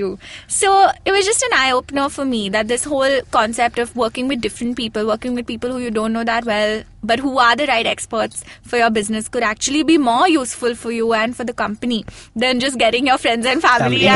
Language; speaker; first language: English; non-native, local second language; Hindi